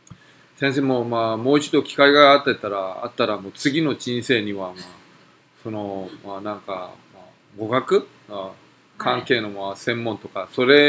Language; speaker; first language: Japanese; non-native, fluent; Korean